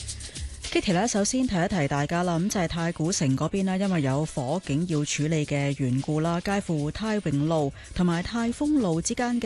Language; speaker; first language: Cantonese; native; Cantonese